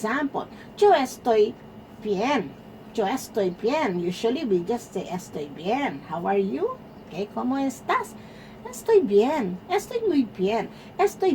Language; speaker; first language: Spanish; non-native, fluent; Filipino